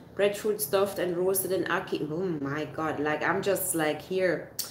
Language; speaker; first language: English; non-native, fluent; Swiss German